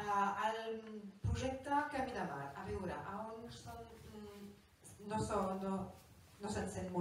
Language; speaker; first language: Catalan; non-native, local second language; French